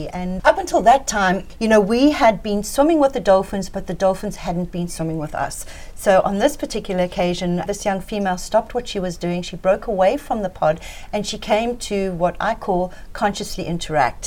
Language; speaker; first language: English; native; English